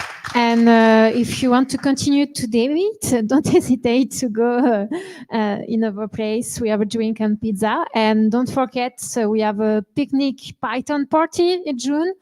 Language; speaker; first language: English; non-native, learner; French